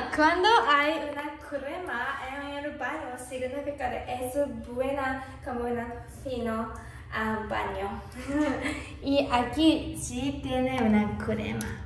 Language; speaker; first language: Spanish; non-native, fluent; Japanese